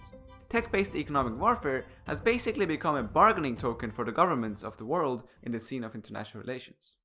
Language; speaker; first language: English; non-native, fluent; Persian